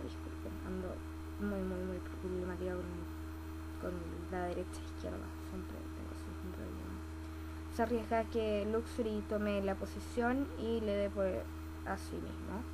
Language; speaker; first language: Spanish; native; Spanish